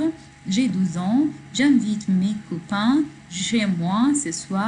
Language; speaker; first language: French; non-native, learner; Arabic